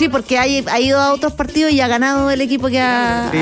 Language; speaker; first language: Spanish; native; Spanish